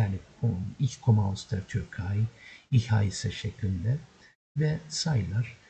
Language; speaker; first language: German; non-native, fluent; Turkish